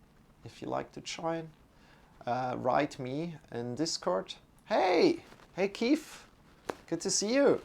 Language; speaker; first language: English; non-native, fluent; German